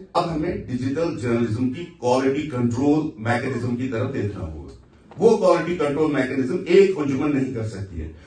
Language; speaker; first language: Urdu; non-native, local second language; Kashmiri